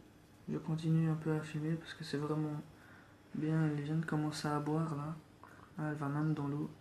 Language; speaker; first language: French; native; French